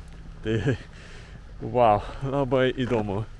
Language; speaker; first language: Lithuanian; non-native, fluent; Japanese